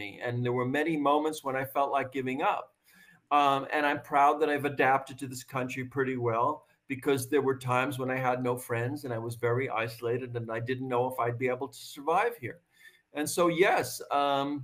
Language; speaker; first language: English; native; English